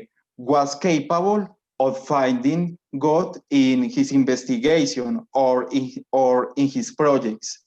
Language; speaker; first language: English; non-native, learner; Spanish